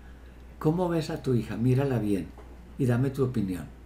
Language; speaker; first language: Spanish; native; Spanish